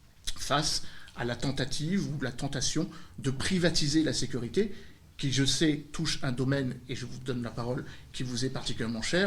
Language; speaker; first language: French; native; French